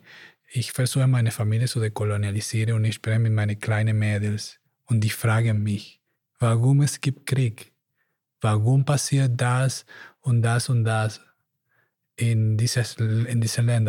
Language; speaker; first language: German; non-native, learner; Spanish